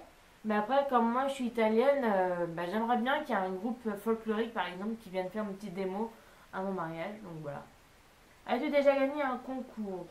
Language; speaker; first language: French; native; French